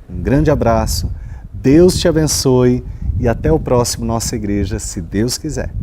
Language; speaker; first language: Portuguese; native; Portuguese